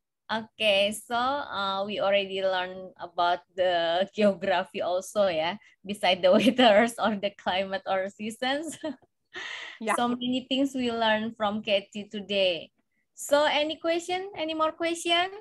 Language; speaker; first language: English; non-native, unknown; Indonesian